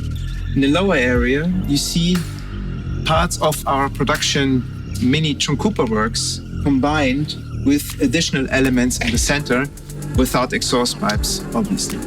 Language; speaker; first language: English; non-native, fluent; German